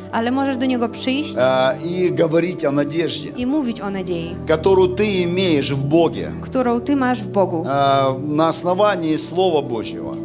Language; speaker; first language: Polish; non-native, fluent; Russian